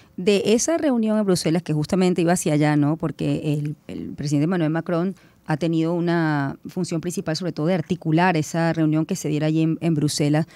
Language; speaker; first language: Spanish; native; Spanish